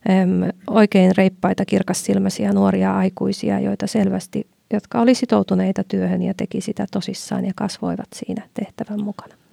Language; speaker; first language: Finnish; native; Finnish